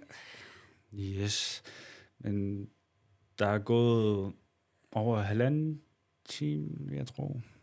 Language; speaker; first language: Danish; non-native, local second language; Kalaallisut